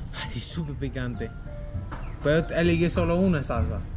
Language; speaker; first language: Spanish; non-native, learner; English